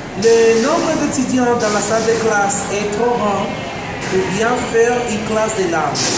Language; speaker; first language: French; non-native, fluent; Spanish